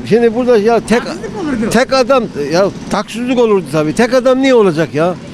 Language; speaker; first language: Turkish; native; Turkish